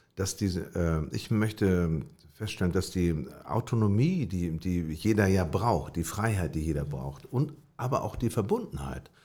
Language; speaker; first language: German; native; German